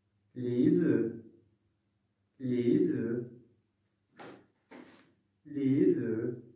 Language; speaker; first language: Chinese; non-native, fluent; Kazakh